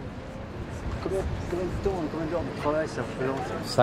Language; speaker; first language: French; native; French